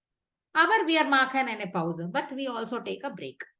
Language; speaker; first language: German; non-native, fluent; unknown